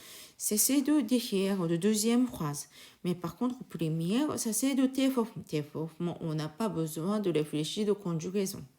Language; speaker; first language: French; non-native, learner; Japanese